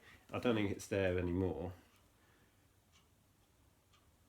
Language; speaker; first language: English; native; English